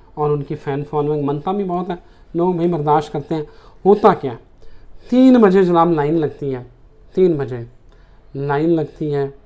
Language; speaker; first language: Urdu; native; Urdu